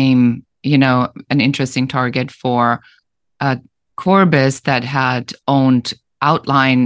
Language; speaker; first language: English; non-native, fluent; German